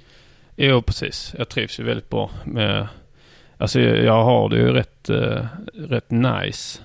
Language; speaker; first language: Swedish; native; Swedish